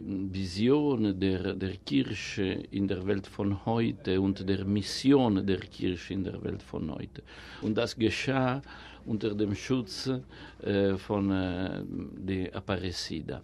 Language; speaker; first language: German; non-native, fluent; Italian